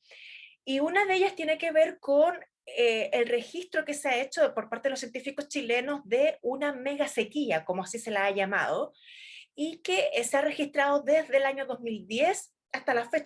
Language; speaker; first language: Spanish; native; Spanish